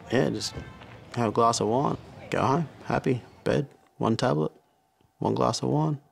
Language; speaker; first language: English; native; English